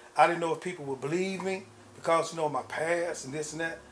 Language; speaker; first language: English; native; English